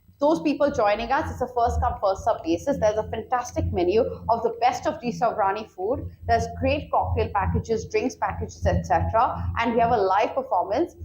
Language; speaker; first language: English; non-native, local second language; Bangla